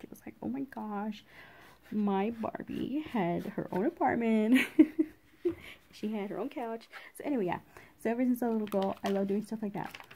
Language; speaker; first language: English; native; English